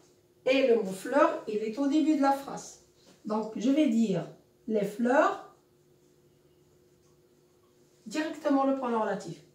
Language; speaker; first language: French; non-native, local second language; Arabic